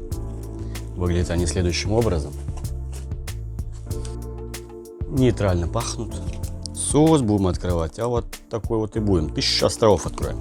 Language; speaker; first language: Russian; native; Russian